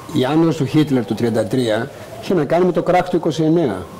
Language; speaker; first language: Greek; early bilingual, other home language; English